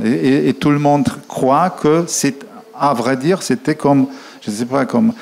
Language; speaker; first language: French; non-native, fluent; Polish